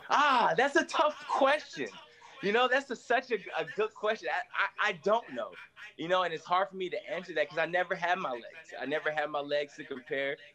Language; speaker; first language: English; native; English